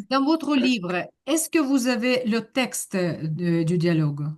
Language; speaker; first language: French; non-native, fluent; Ukrainian